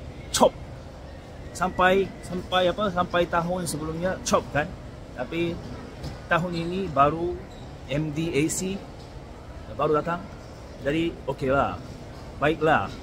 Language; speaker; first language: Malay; non-native, fluent; Korean